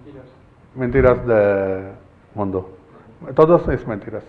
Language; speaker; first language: Spanish; non-native, learner; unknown